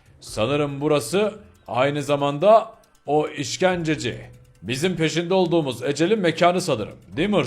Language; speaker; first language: Turkish; native; Turkish